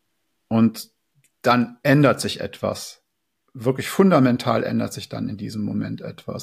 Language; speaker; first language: German; native; German